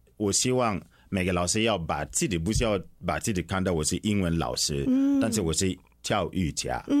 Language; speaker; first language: Chinese; non-native, fluent; English